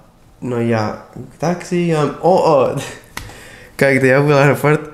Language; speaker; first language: Russian; non-native, learner; English